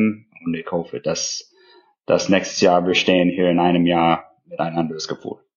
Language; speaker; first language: German; non-native, fluent; English